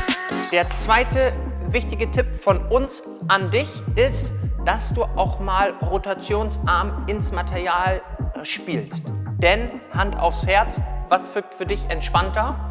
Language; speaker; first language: German; native; German